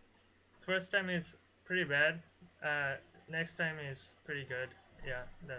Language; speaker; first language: English; non-native, learner; Bangla